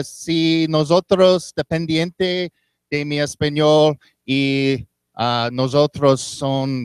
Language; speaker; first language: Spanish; non-native, learner; English